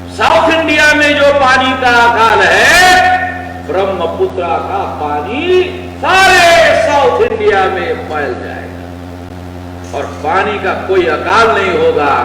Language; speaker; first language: Hindi; non-native, local second language; Marathi